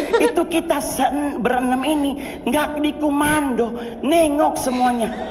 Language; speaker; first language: Indonesian; native; Indonesian